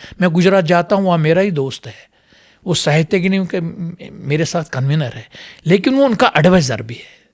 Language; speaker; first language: Urdu; non-native, local second language; Kashmiri